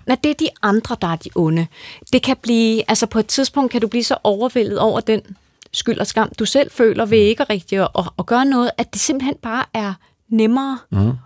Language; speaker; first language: Danish; native; Danish